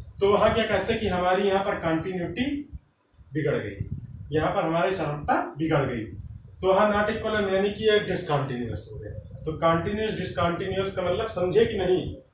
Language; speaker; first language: Hindi; native; Hindi